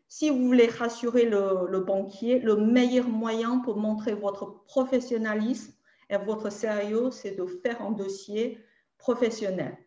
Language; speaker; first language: French; native; French